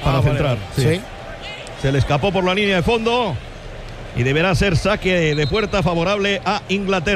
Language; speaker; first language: Spanish; native; Spanish